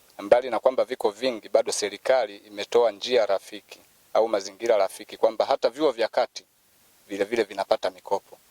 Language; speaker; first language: Swahili; native; Swahili